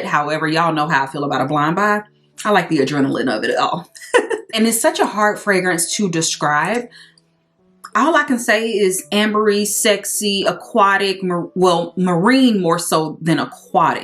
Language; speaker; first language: English; native; English